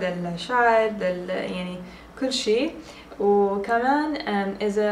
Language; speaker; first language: Arabic; early bilingual, heritage; English